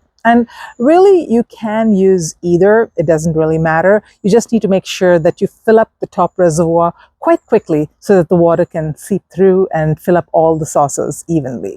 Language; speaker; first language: English; native; English